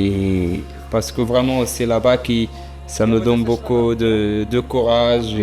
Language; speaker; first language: French; non-native, learner; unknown